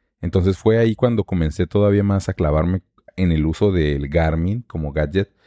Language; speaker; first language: Spanish; native; Spanish